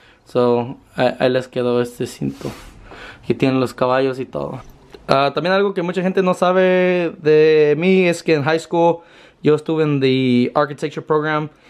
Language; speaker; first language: Spanish; early bilingual, heritage; Spanish